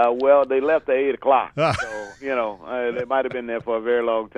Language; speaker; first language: English; native; English